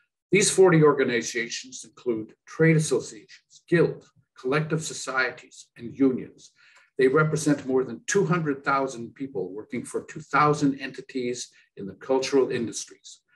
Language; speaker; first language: English; native; English